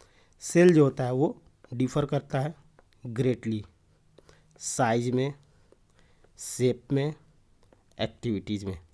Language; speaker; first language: Hindi; native; Hindi